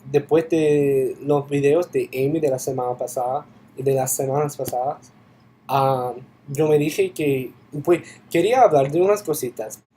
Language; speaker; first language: Spanish; non-native, fluent; English